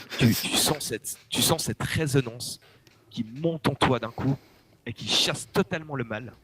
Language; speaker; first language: French; native; French